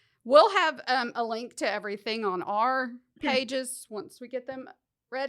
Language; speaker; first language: English; native; English